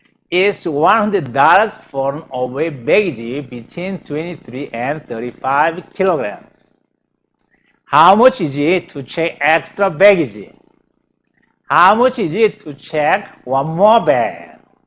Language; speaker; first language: English; non-native, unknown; Korean